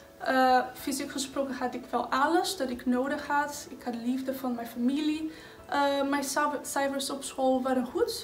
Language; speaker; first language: Dutch; non-native, fluent; Portuguese